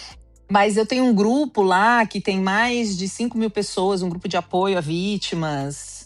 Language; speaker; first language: Portuguese; native; Portuguese